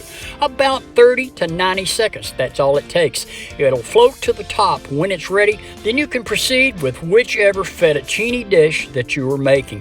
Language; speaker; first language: English; native; English